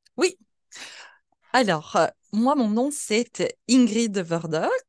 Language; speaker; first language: French; native; French